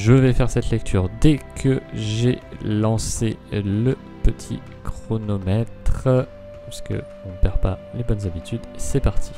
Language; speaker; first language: French; native; French